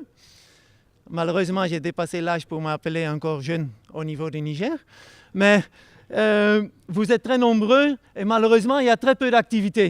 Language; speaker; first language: French; non-native, fluent; Dutch